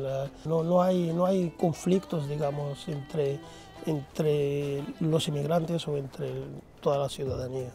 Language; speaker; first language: Spanish; non-native, fluent; Arabic